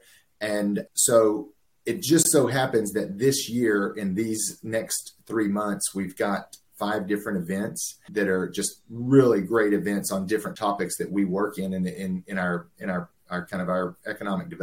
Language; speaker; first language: English; native; English